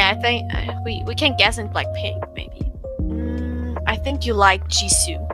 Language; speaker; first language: English; non-native, learner; German